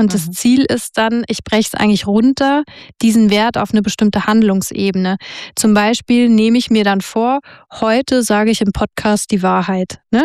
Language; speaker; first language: German; native; German